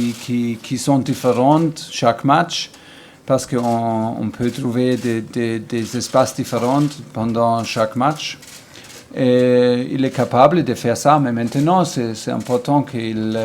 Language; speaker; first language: French; non-native, learner; German